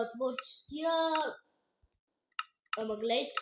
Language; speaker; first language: Bulgarian; native; Bulgarian